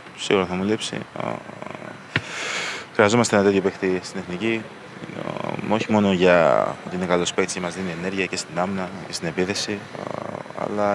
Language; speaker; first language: Greek; early bilingual, other home language; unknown